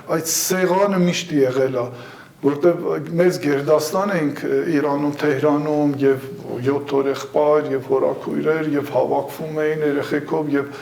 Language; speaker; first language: Armenian; early bilingual, heritage; Armenian